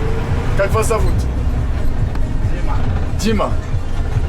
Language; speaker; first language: Russian; non-native, learner; French